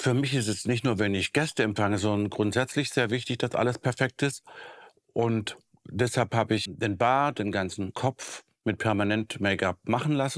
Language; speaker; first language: German; native; German